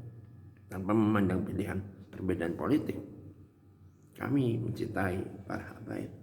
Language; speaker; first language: Indonesian; native; Indonesian